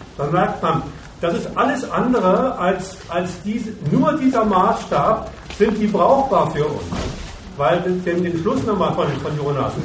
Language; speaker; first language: German; native; German